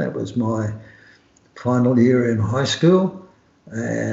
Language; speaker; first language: English; native; English